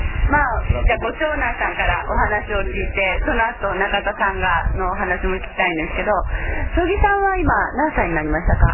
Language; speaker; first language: Japanese; native; Japanese